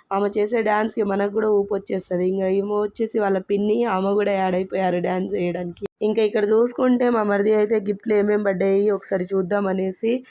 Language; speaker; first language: Telugu; native; Telugu